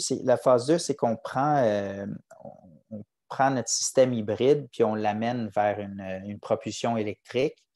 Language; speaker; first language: French; native; French